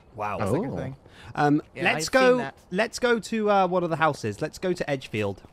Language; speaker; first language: English; native; English